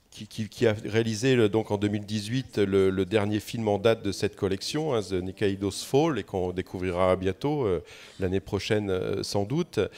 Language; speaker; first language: French; native; French